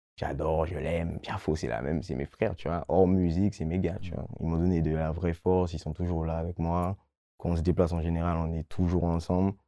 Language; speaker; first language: French; non-native, local second language; Guadeloupean Creole French